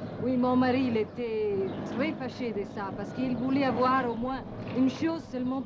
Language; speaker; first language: French; non-native, learner; Italian